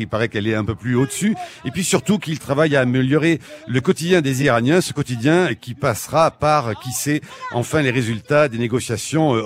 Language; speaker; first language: French; native; French